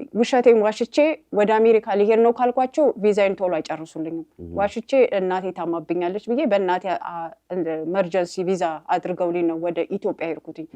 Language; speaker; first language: Amharic; native; Amharic